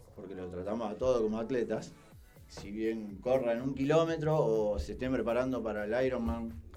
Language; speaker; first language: Spanish; native; Spanish